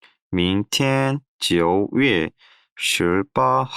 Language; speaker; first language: Chinese; non-native, learner; Korean